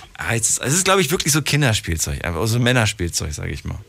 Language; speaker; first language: German; native; German